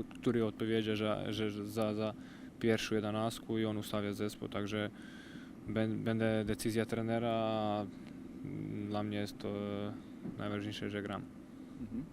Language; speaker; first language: Polish; non-native, learner; Croatian